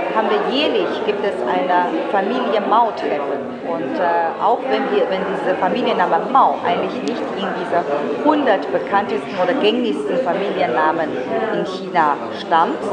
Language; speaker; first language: German; non-native, fluent; Chinese